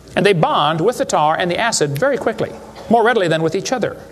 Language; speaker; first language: English; native; English